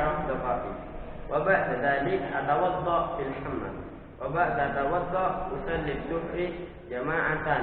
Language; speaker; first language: Arabic; non-native, learner; Indonesian